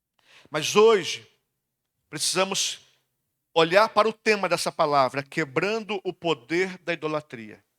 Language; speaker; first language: Portuguese; native; Portuguese